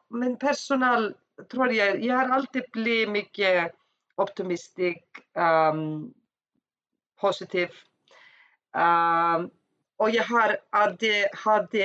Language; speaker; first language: Swedish; non-native, learner; Icelandic